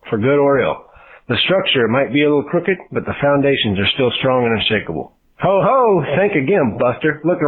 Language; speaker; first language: English; native; English